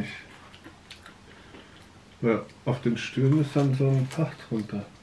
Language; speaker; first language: German; native; German